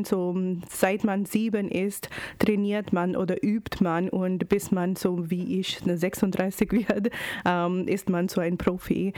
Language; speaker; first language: German; non-native, fluent; Urdu